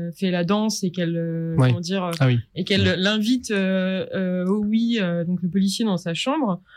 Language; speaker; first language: French; native; French